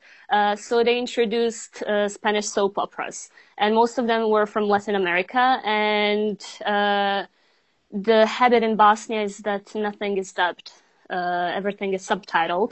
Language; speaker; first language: English; non-native, fluent; Bosnian